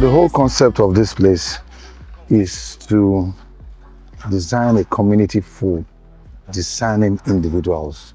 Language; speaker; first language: English; non-native, local second language; Igbo